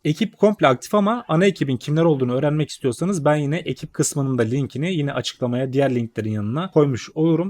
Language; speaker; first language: Turkish; native; Turkish